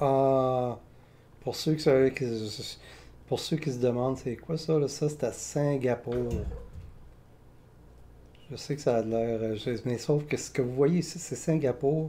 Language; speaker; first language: French; native; French